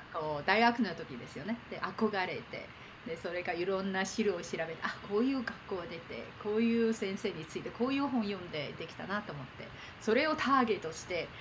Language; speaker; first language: Japanese; non-native, fluent; Chinese